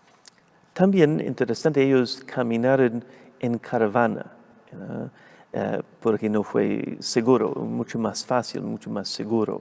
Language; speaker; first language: Spanish; non-native, fluent; English